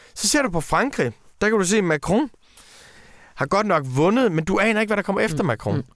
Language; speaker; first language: Danish; native; Danish